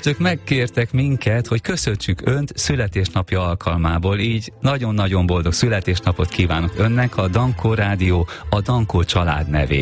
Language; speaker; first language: Hungarian; native; Hungarian